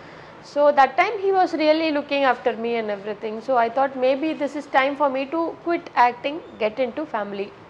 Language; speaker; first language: Telugu; non-native, fluent; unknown